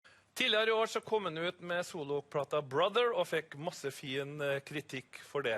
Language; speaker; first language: Norwegian; native; Norwegian